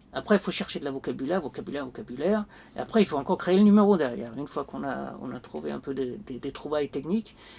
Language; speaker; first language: French; non-native, fluent; Danish